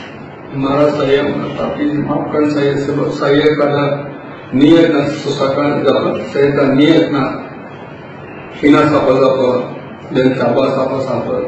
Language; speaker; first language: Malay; non-native, fluent; Bangla